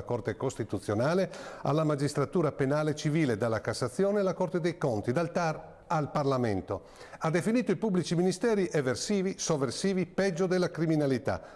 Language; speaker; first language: Italian; native; Italian